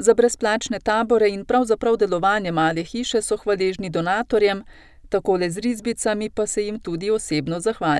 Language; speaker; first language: Slovenian; native; Slovenian